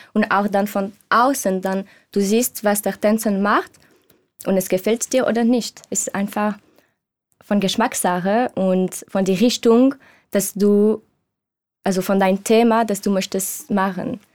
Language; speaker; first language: German; non-native, learner; French